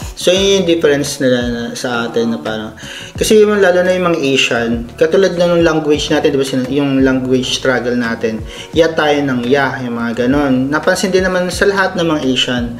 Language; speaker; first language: Filipino; native; Filipino